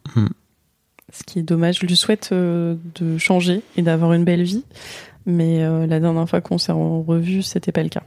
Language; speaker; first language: French; native; French